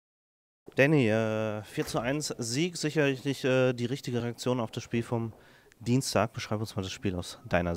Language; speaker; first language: German; native; German